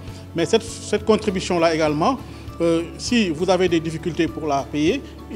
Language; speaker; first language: French; non-native, local second language; Wolof